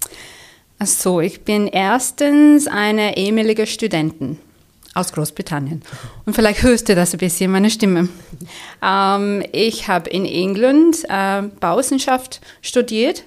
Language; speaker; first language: German; non-native, fluent; English